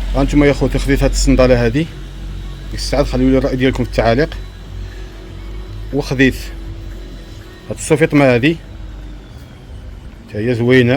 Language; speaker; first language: Arabic; native; Arabic